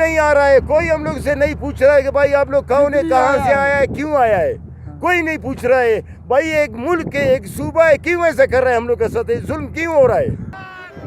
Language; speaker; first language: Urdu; non-native, local second language; Baluchi